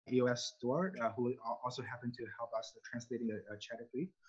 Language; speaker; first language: English; non-native, fluent; Chinese